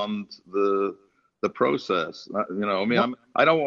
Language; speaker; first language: English; native; English